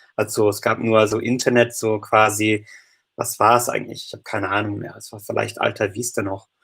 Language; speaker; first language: German; non-native, fluent; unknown